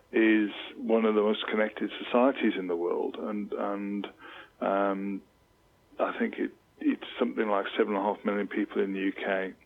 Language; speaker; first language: English; native; English